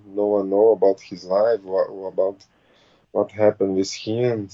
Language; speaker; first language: English; non-native, learner; Portuguese